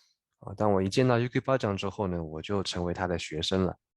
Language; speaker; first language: Chinese; native; Chinese